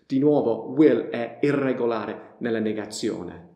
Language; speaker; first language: Italian; non-native, fluent; English